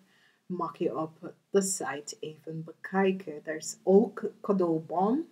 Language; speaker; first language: Dutch; non-native, learner; English